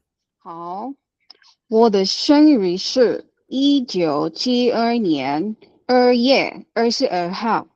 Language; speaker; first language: Chinese; non-native, learner; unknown